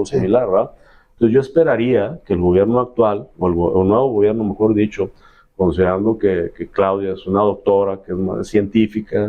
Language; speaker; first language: Spanish; native; Spanish